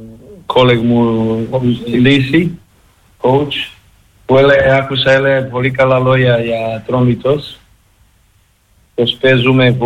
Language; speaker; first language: Greek; non-native, fluent; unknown